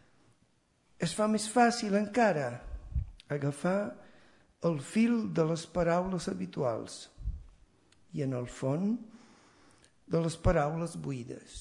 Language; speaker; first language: Catalan; non-native, fluent; Italian